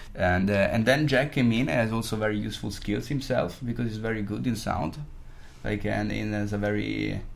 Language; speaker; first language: English; non-native, fluent; Italian